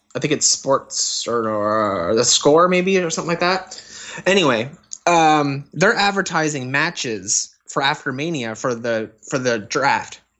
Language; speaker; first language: English; native; English